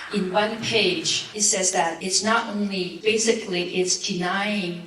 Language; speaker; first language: English; non-native, fluent; Chinese